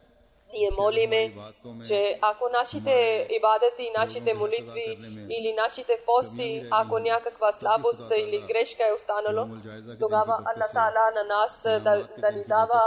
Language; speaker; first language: Bulgarian; non-native, local second language; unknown